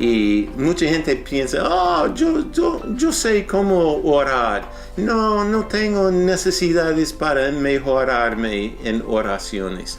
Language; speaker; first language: Spanish; non-native, fluent; English